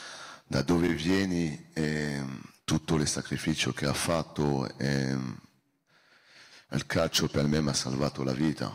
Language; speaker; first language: Italian; non-native, learner; French